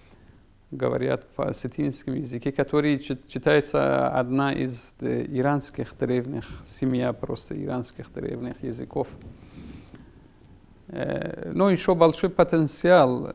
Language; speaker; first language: Russian; non-native, fluent; Persian